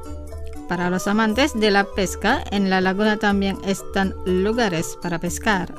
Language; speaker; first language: Spanish; non-native, fluent; Indonesian